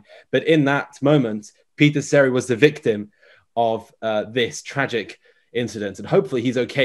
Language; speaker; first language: English; native; English